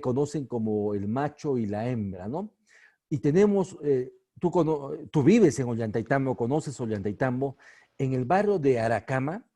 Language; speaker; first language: Spanish; native; Spanish